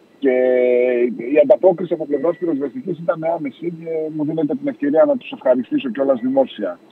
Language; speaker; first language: Greek; native; Greek